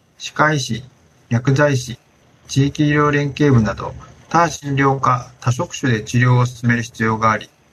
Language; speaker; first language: Japanese; native; Japanese